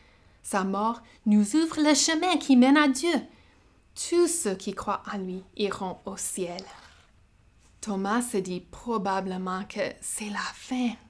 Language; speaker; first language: French; native; French